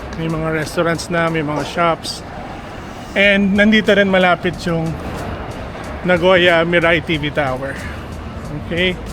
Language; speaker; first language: Filipino; native; Filipino